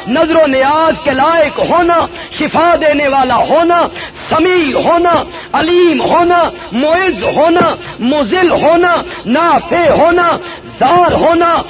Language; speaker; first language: Urdu; non-native, local second language; Punjabi